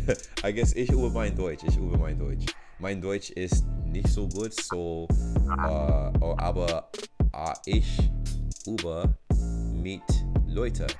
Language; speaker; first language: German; non-native, learner; English